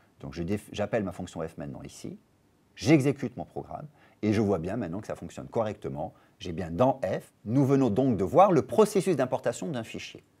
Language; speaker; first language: French; native; French